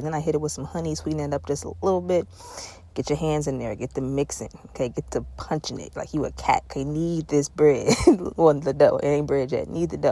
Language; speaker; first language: English; native; English